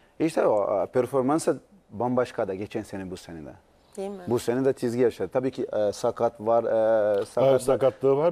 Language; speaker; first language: Turkish; non-native, learner; Portuguese